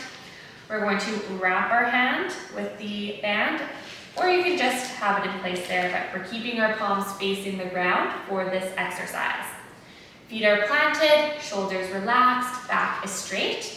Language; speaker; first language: English; native; English